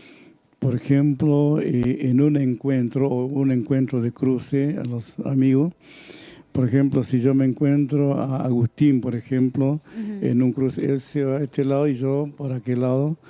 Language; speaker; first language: Spanish; non-native, local second language; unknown